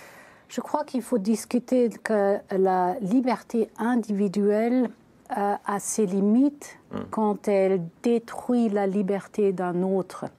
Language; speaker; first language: French; non-native, fluent; German